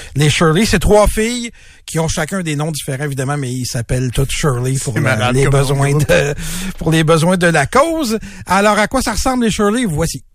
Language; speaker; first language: French; native; French